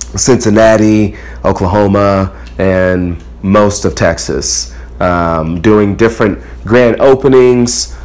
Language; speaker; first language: English; early bilingual, other home language; Akan